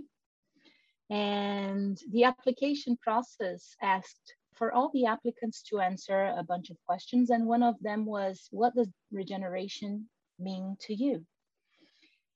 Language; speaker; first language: English; non-native, fluent; Portuguese